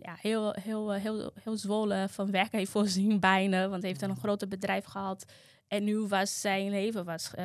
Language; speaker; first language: Dutch; non-native, fluent; Portuguese